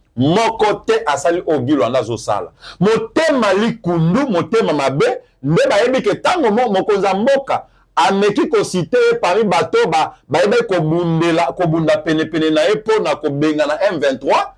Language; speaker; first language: Lingala; native; Lingala